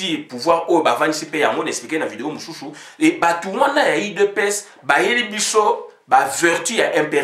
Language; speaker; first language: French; non-native, local second language; Lingala